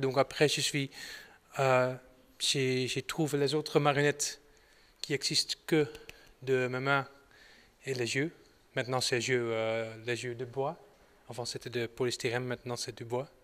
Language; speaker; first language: French; non-native, learner; Dutch